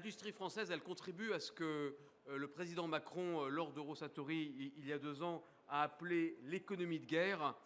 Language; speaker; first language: French; native; French